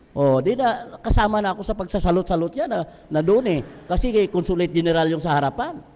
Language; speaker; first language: Filipino; non-native, local second language; Hiligaynon